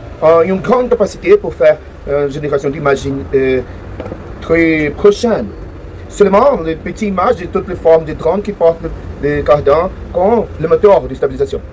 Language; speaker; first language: French; non-native, learner; Portuguese